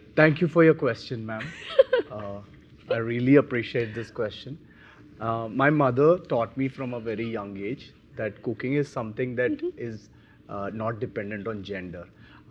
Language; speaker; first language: Telugu; native; Telugu